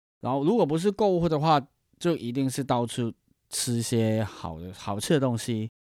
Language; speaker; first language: Chinese; non-native, fluent; Cantonese